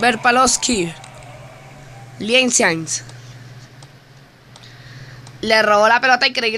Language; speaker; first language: Spanish; native; Spanish